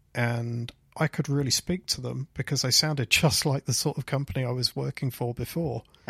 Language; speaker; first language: English; native; English